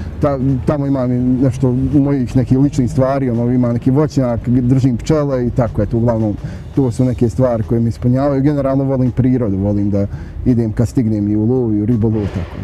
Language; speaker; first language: Bosnian; native; Bosnian